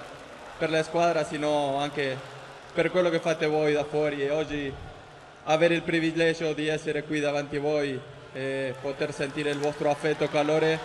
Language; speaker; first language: Italian; non-native, fluent; Spanish